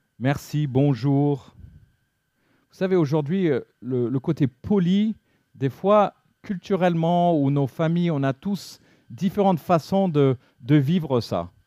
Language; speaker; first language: French; non-native, fluent; English